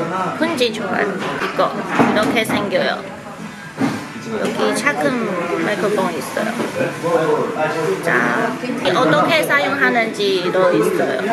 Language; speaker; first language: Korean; non-native, learner; Chinese